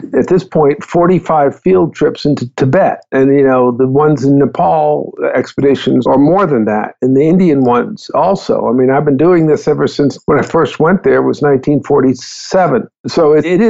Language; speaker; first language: English; native; English